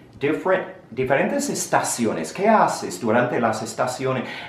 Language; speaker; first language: Spanish; non-native, fluent; English